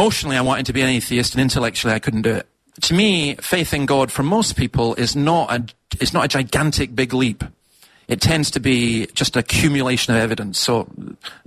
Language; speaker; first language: English; native; English